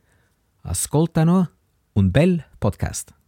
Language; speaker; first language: Italian; non-native, fluent; English